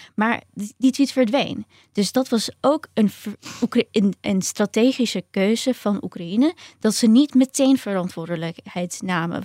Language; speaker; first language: Dutch; early bilingual, other home language; Ukrainian